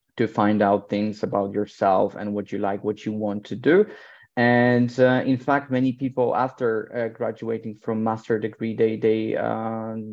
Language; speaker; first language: English; non-native, fluent; Polish